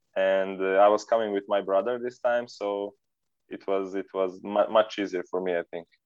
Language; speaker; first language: English; non-native, fluent; Serbian